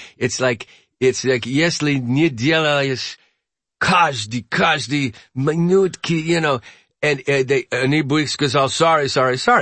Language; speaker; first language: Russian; non-native, learner; English